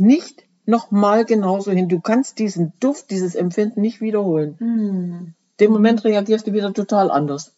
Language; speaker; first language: German; native; German